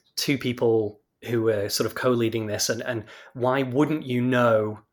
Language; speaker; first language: English; native; English